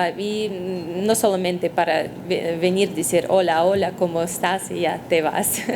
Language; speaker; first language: Spanish; non-native, fluent; Russian